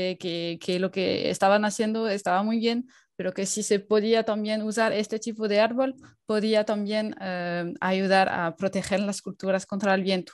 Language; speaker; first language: Spanish; non-native, fluent; French